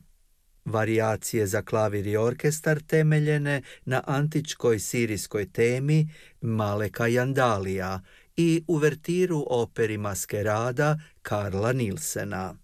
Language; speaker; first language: Serbian; native; Serbian